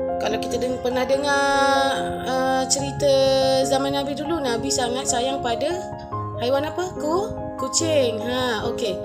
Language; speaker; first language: Malay; native; Malay